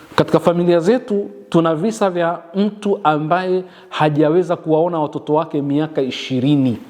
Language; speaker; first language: Swahili; native; Swahili